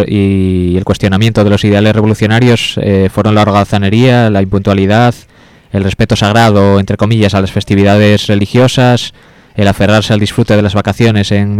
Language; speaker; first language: Spanish; native; Spanish